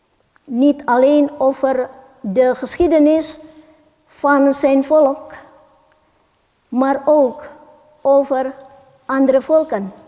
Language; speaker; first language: Dutch; non-native, fluent; Indonesian